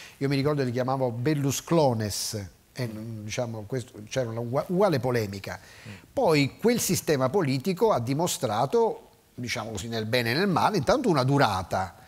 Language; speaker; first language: Italian; native; Italian